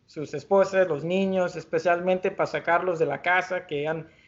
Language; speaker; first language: Spanish; early bilingual, heritage; Spanish